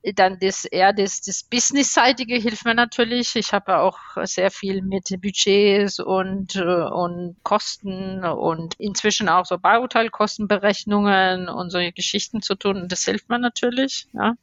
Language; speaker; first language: German; non-native, fluent; Spanish